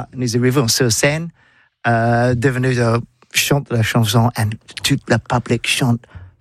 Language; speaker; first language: French; non-native, learner; English